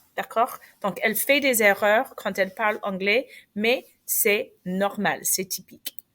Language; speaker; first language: French; non-native, fluent; English